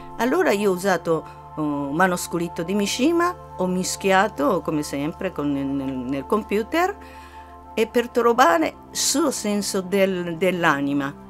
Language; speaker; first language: Italian; non-native, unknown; Japanese